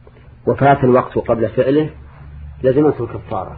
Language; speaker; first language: Arabic; native; Arabic